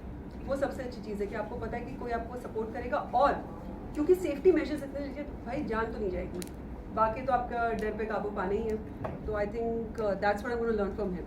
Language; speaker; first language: Hindi; native; Hindi